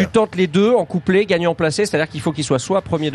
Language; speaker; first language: French; native; French